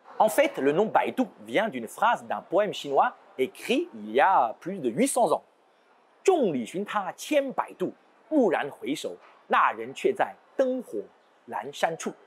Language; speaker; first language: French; non-native, fluent; Chinese